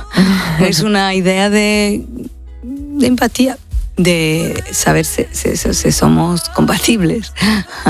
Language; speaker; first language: Spanish; non-native, fluent; Portuguese